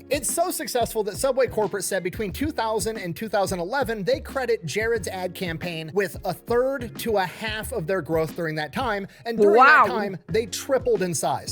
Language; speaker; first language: English; native; English